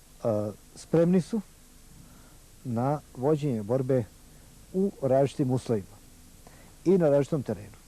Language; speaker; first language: Bosnian; native; Bosnian